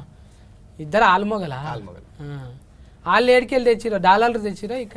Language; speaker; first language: Telugu; native; Telugu